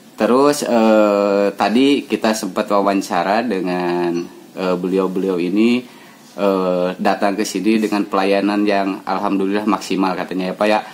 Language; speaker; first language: Indonesian; native; Indonesian